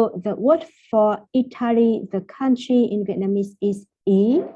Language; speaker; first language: English; non-native, fluent; Vietnamese